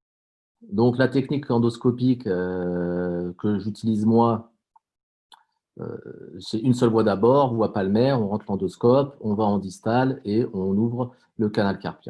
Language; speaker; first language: French; native; French